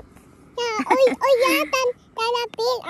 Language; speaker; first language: Swedish; early bilingual, other home language; Mongolian